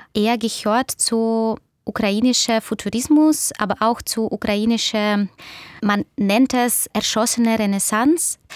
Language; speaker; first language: German; non-native, fluent; Russian